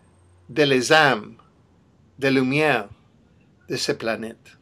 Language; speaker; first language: French; non-native, learner; English